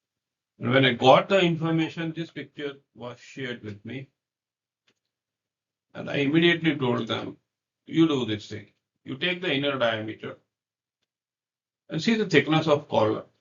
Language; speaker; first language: English; non-native, local second language; Hindi